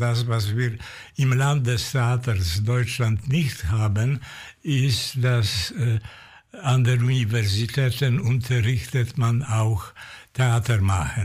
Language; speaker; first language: German; non-native, fluent; Polish